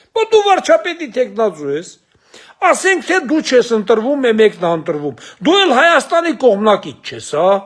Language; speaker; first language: Armenian; native; Armenian